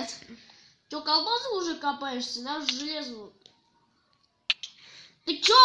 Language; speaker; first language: Russian; native; Russian